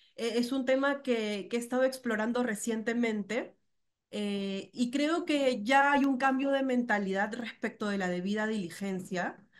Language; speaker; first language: Spanish; native; Spanish